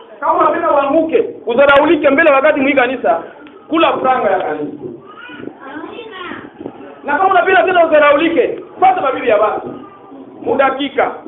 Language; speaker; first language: Swahili; native; Swahili